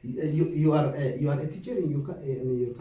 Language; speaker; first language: English; non-native, learner; Oromo